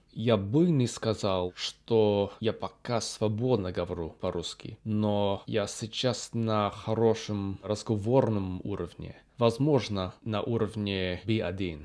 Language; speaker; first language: Russian; non-native, learner; English